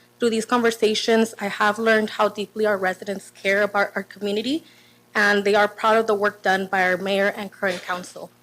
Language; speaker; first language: English; non-native, fluent; Spanish